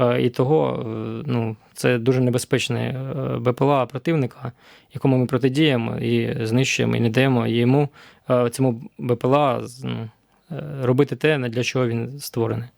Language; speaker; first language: Ukrainian; native; Ukrainian